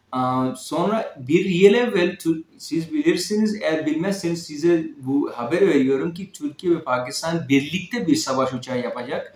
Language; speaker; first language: Turkish; non-native, fluent; Urdu